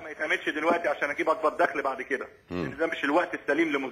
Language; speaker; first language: Arabic; native; Arabic